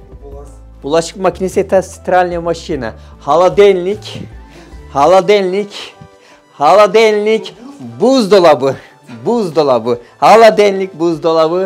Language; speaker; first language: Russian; non-native, fluent; Turkish